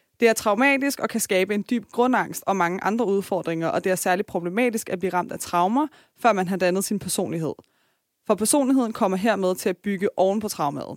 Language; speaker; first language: Danish; early bilingual, other home language; Persian